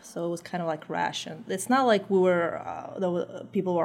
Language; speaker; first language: English; non-native, fluent; Uzbek